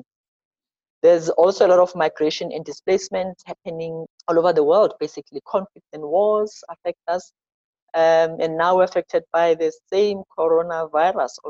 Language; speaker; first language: English; non-native, local second language; Zulu